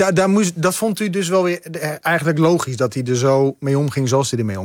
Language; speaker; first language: Dutch; native; Dutch